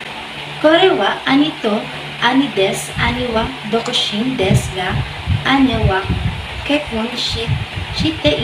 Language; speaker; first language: Japanese; non-native, learner; Filipino